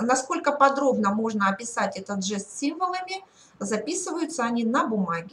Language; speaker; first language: Russian; native; Russian